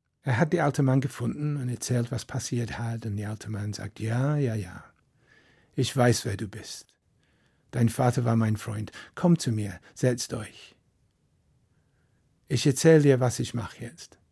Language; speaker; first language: German; non-native, fluent; English